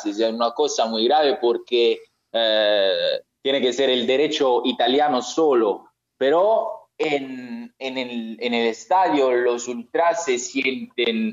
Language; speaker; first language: Spanish; non-native, learner; Italian